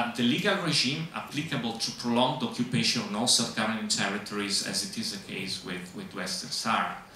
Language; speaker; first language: English; non-native, fluent; Italian